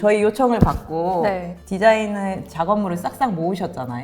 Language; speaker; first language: Korean; native; Korean